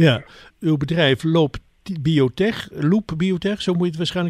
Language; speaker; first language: Dutch; native; Dutch